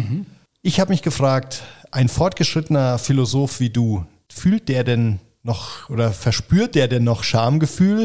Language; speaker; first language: German; native; German